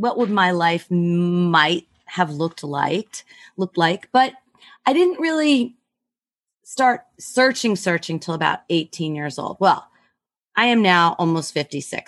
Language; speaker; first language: English; native; English